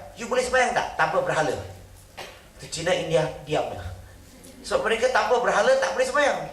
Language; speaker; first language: Malay; non-native, local second language; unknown